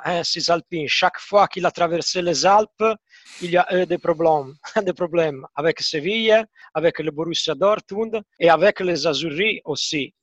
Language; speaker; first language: French; non-native, fluent; Italian